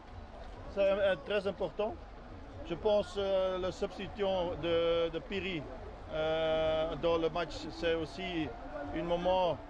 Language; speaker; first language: French; non-native, learner; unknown